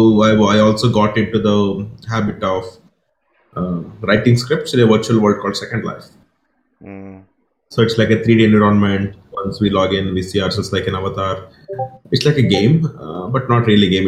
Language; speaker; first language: English; non-native, local second language; Kannada